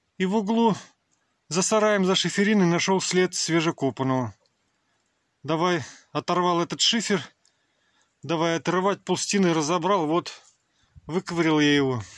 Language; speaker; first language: Russian; native; Russian